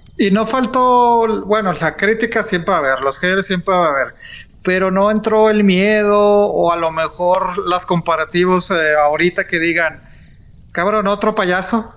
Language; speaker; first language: Spanish; native; Spanish